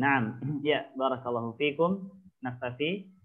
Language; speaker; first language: Indonesian; native; Indonesian